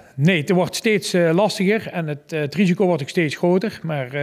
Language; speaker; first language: Dutch; native; Dutch